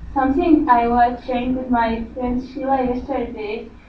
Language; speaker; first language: English; non-native, learner; Arabic